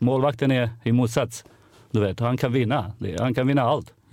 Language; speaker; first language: Swedish; non-native, fluent; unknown